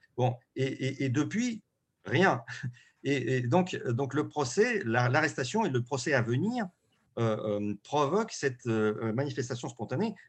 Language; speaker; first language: French; early bilingual, other home language; Russian